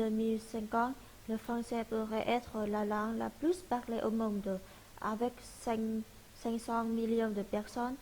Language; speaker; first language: French; non-native, learner; Vietnamese